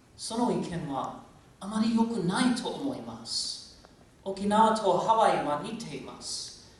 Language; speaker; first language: Japanese; non-native, fluent; English